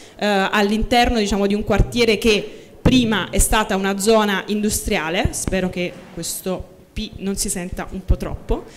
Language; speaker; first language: Italian; native; Italian